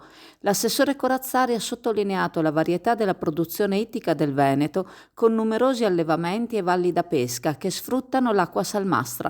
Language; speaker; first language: Italian; native; Italian